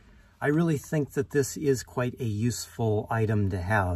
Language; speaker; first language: English; native; English